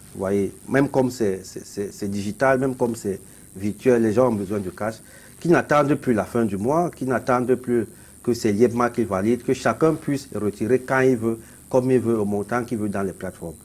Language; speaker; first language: French; non-native, local second language; Basaa